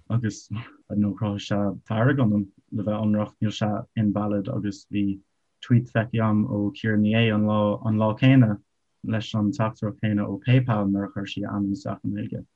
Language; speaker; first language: Irish; non-native, local second language; English